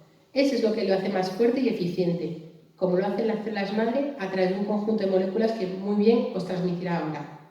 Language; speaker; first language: Spanish; native; Spanish